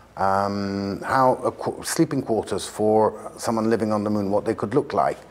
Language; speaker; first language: English; native; English